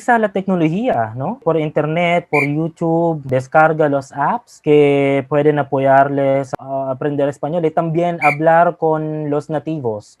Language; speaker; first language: Spanish; non-native, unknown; Filipino